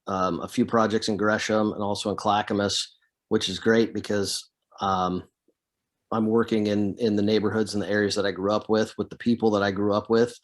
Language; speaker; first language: English; native; English